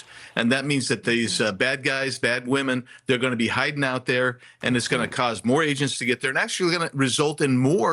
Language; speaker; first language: English; native; English